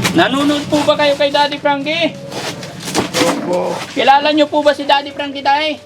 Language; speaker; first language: Filipino; native; Filipino